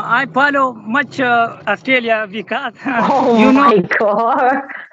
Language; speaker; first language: English; non-native, local second language; Pashto